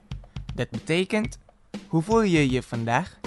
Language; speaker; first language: Dutch; non-native, fluent; Indonesian